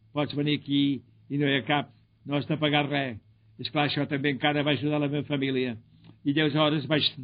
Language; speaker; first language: Catalan; native; Catalan